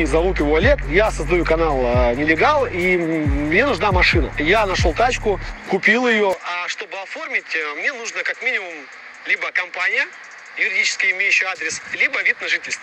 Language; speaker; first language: Russian; native; Russian